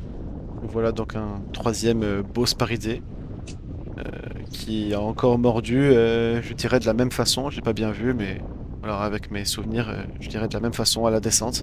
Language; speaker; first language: French; native; French